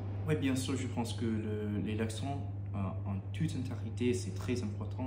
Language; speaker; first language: French; non-native, learner; English